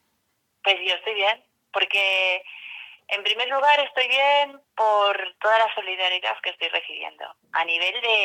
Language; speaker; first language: Spanish; native; Spanish